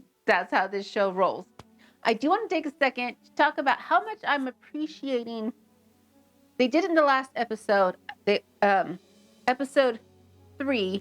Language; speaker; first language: English; native; English